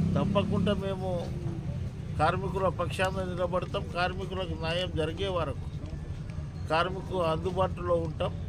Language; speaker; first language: Telugu; non-native, local second language; Lambadi